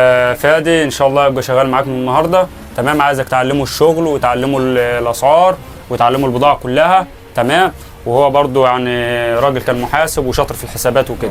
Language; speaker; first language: Arabic; native; Arabic